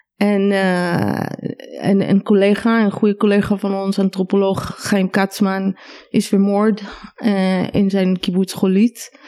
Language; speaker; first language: Dutch; non-native, fluent; Hebrew